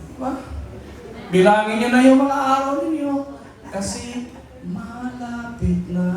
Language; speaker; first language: Filipino; non-native, local second language; Cebuano